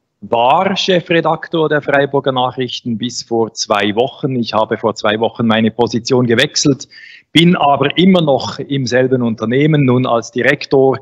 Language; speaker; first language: German; native; German